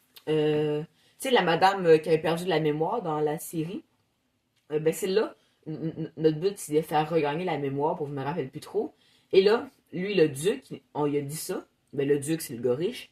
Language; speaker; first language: French; native; French